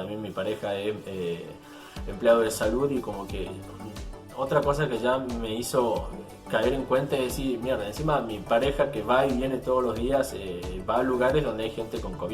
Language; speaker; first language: Spanish; native; Spanish